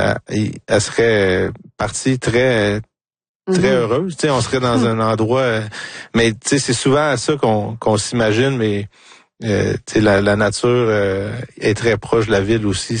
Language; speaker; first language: French; native; French